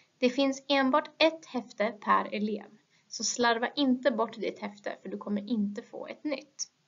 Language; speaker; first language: Swedish; native; Swedish